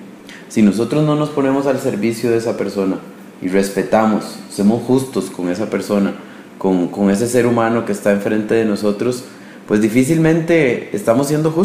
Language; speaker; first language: Spanish; native; Spanish